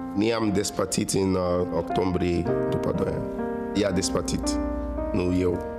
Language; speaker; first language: Romanian; non-native, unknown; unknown